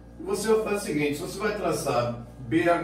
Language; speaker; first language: Portuguese; native; Portuguese